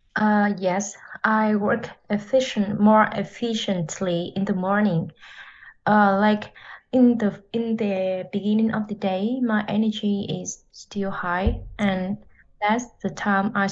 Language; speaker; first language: English; non-native, learner; Vietnamese